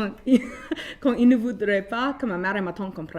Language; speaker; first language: French; non-native, local second language; English